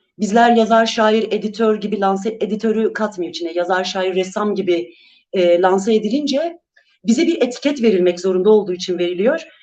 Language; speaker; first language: Turkish; non-native, local second language; Kurdish